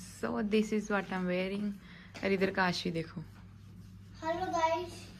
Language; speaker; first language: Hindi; non-native, local second language; Punjabi